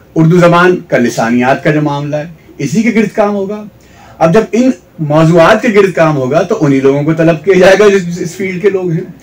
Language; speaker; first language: Urdu; native; Urdu